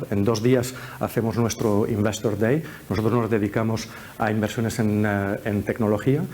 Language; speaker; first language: Spanish; early bilingual, heritage; Spanish